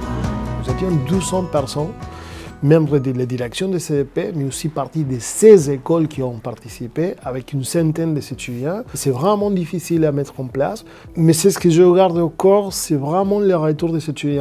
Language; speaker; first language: French; non-native, fluent; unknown